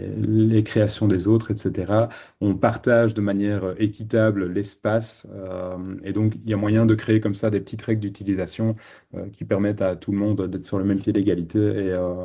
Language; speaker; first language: French; native; French